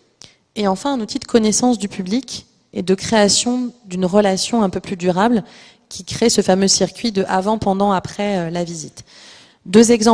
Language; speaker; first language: French; native; French